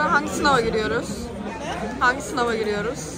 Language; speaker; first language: Turkish; native; Turkish